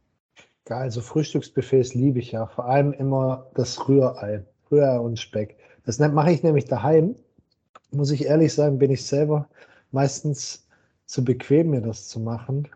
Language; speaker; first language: German; native; German